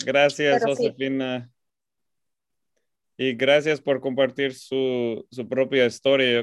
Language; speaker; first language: Spanish; non-native, fluent; English